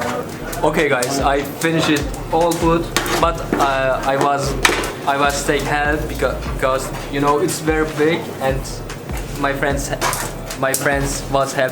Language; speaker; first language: English; non-native, learner; Turkish